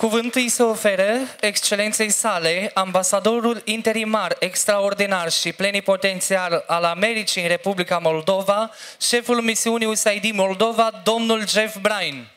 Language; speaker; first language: Romanian; native; Romanian